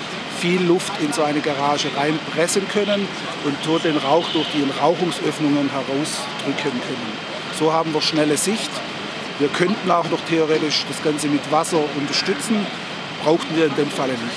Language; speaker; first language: German; native; German